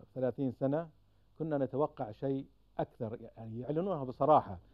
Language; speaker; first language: Arabic; native; Arabic